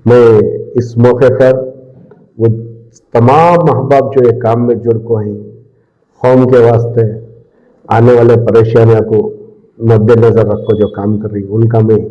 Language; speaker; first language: Hindi; non-native, local second language; Urdu